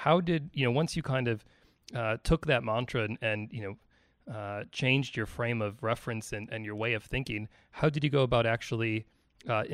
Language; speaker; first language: English; native; English